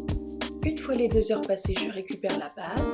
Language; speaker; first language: French; native; French